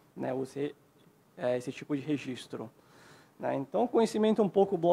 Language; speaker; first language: Portuguese; non-native, fluent; Chinese